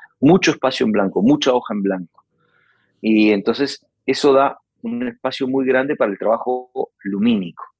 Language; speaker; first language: Spanish; native; Spanish